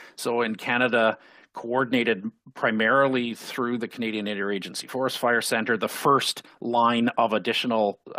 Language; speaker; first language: English; native; English